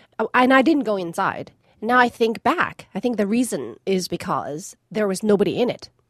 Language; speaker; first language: English; non-native, fluent; Chinese